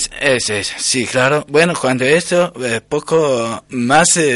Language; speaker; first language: Spanish; non-native, learner; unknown